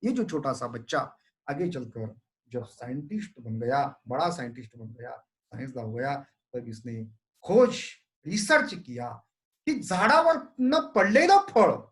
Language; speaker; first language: Hindi; non-native, local second language; Marathi